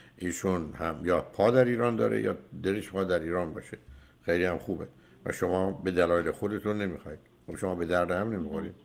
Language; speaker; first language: Persian; native; Persian